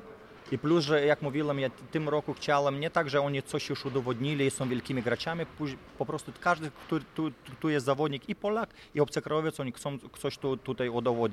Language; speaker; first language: Polish; non-native, fluent; Lithuanian